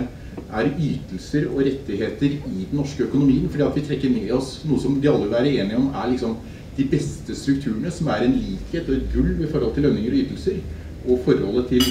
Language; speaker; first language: Norwegian; native; Norwegian